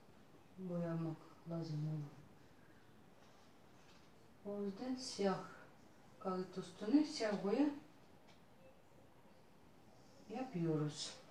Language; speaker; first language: Turkish; non-native, learner; Russian